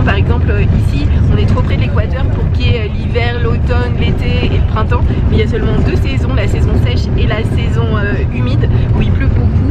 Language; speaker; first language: French; native; French